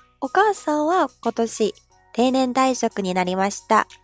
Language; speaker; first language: Japanese; non-native, fluent; Chinese